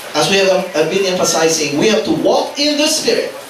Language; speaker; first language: English; non-native, local second language; Filipino